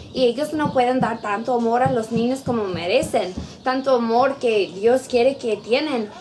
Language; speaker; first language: Spanish; non-native, learner; English